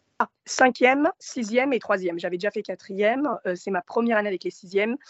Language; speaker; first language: French; early bilingual, other home language; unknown